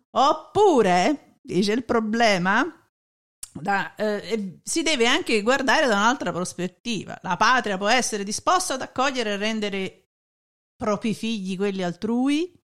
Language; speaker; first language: Italian; native; Italian